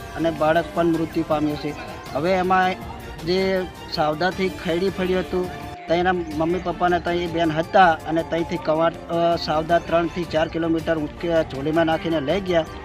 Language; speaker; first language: Gujarati; non-native, local second language; Rathawi